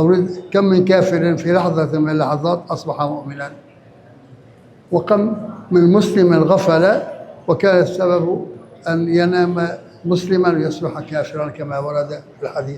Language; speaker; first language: Arabic; native; Arabic